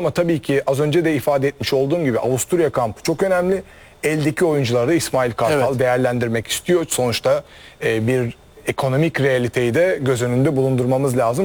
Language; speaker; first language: Turkish; native; Turkish